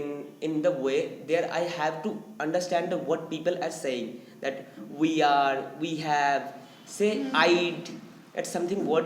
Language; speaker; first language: English; non-native, learner; Bangla